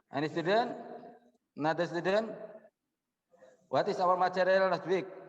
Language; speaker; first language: English; non-native, learner; Indonesian